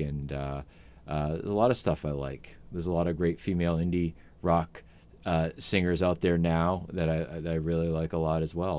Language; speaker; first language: English; native; English